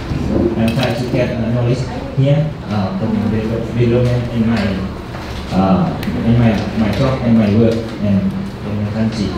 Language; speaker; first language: English; non-native, learner; Lao